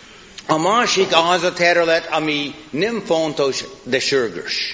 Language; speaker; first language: Hungarian; non-native, fluent; English